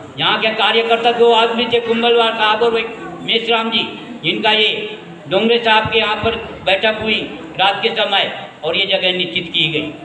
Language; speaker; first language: Hindi; native; Hindi